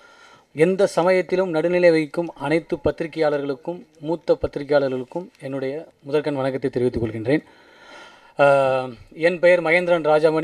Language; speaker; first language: Tamil; native; Tamil